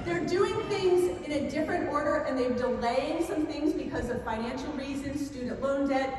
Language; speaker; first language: English; native; English